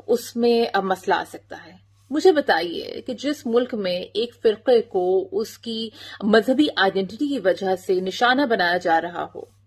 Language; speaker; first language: Urdu; native; Urdu